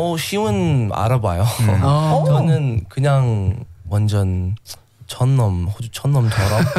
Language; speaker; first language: Korean; non-native, learner; English